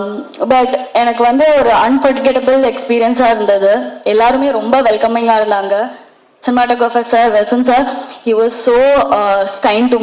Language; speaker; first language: Tamil; non-native, learner; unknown